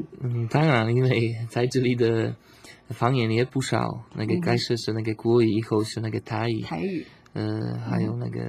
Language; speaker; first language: Chinese; non-native, learner; Slovak